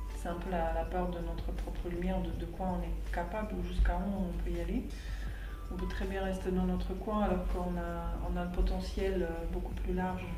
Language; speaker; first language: French; non-native, fluent; Slovak